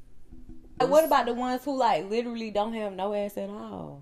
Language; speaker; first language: English; native; English